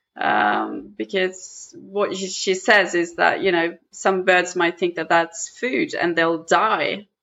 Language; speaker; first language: English; non-native, fluent; Norwegian